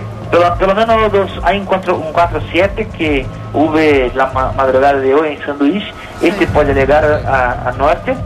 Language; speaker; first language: Spanish; non-native, learner; Portuguese